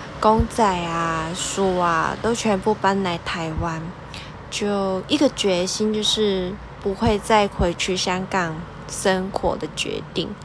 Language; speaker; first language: Chinese; non-native, local second language; Cantonese